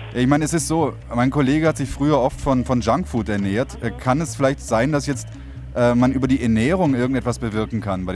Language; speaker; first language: German; native; German